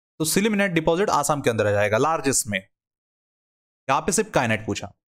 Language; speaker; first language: Hindi; non-native, local second language; Marathi